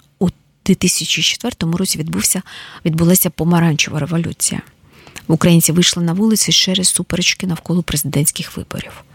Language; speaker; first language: Ukrainian; native; Ukrainian